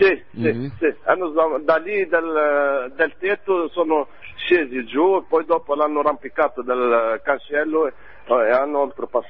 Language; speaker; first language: Italian; non-native, learner; Arabic